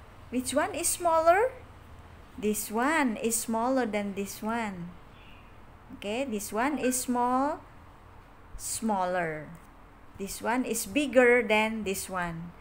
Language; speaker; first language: English; non-native, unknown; Indonesian